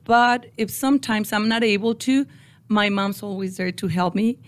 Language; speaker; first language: English; non-native, fluent; Spanish